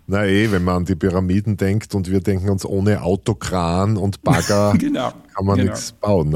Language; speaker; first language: German; native; German